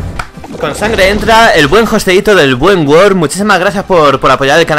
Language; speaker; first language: Spanish; native; Spanish